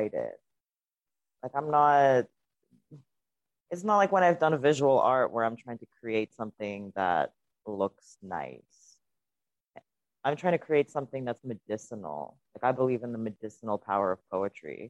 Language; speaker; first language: English; non-native, fluent; Russian